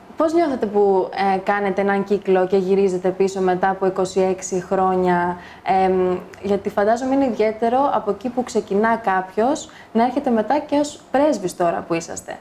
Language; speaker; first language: Greek; native; Greek